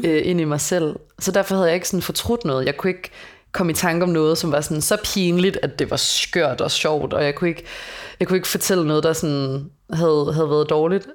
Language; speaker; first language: Danish; native; Danish